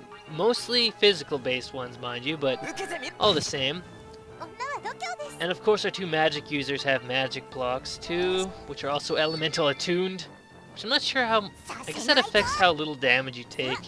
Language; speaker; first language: English; native; English